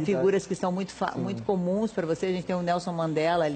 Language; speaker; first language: Portuguese; native; Portuguese